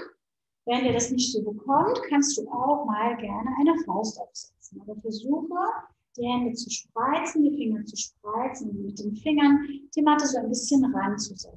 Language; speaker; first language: German; native; German